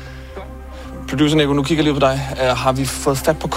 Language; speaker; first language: Danish; native; Danish